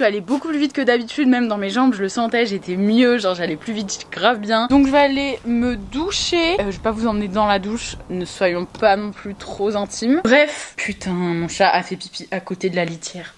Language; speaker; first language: French; native; French